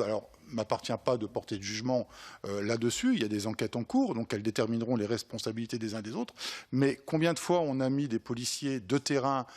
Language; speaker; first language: French; native; French